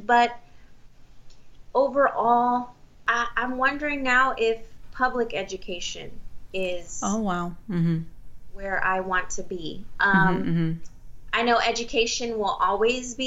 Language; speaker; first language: English; early bilingual, other home language; Spanish